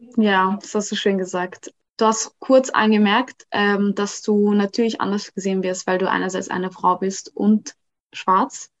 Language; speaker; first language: German; early bilingual, other home language; Somali